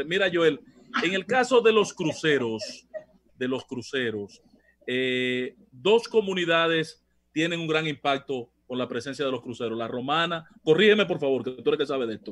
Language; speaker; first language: Spanish; native; Spanish